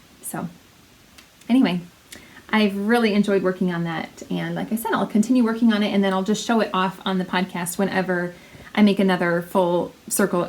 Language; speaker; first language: English; native; English